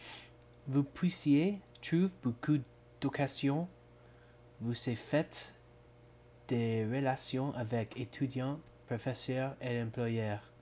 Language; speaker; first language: French; non-native, learner; English